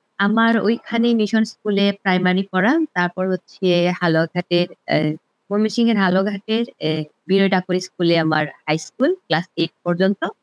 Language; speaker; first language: Bangla; non-native, local second language; Garo